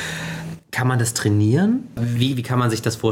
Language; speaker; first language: German; native; German